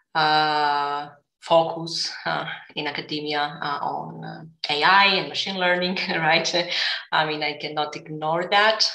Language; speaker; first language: English; non-native, fluent; Greek